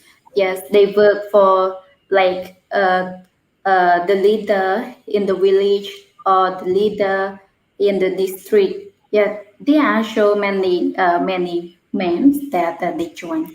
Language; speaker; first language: English; non-native, learner; Khmer